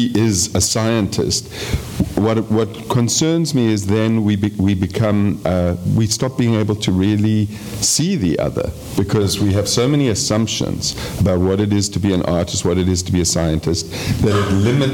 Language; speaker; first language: English; native; English